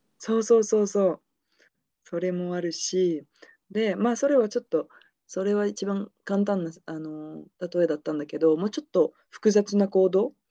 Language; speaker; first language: Japanese; non-native, fluent; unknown